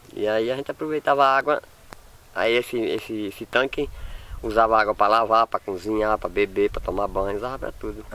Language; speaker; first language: Portuguese; native; Portuguese